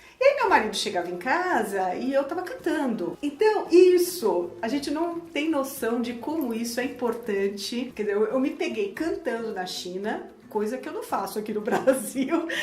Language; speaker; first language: Portuguese; native; Portuguese